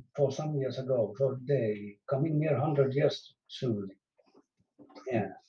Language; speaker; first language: English; non-native, fluent; Swedish